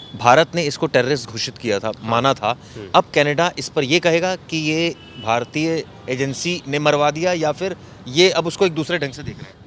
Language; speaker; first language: Hindi; native; Hindi